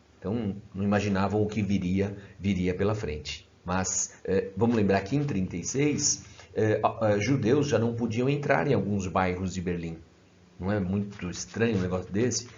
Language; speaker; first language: Portuguese; native; Portuguese